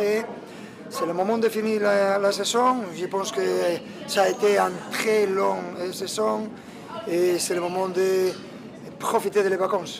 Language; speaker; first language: French; non-native, fluent; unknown